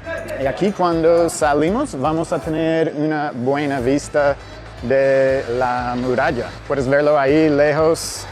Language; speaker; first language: Spanish; non-native, fluent; English